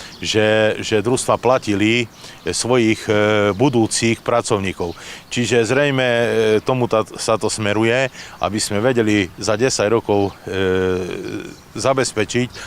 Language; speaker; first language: Slovak; native; Slovak